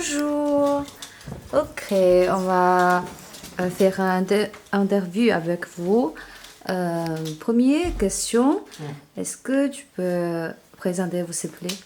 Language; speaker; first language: French; non-native, learner; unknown